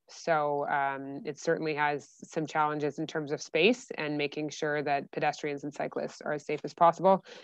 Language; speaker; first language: English; native; English